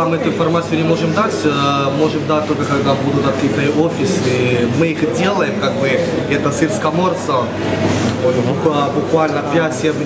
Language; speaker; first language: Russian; non-native, fluent; Italian